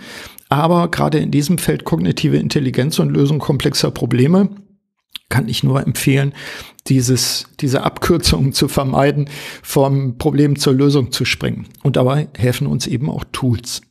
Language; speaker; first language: German; native; German